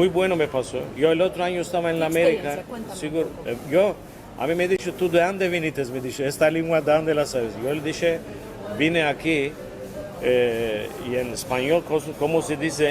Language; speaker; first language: Spanish; early bilingual, heritage; Ladino